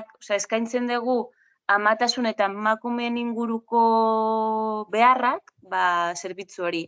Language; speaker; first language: Basque; non-native, local second language; Spanish